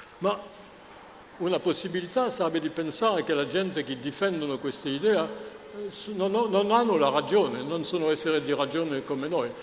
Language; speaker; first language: Italian; non-native, fluent; French